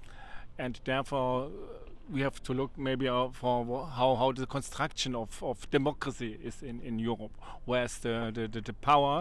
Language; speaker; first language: English; non-native, learner; German